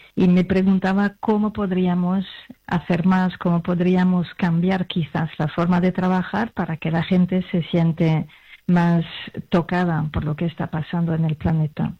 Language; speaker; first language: Spanish; non-native, fluent; French